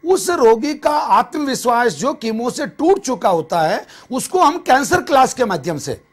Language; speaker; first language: Hindi; native; Hindi